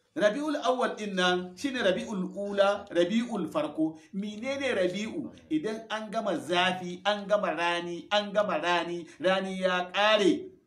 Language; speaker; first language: Hausa; non-native, local second language; Fula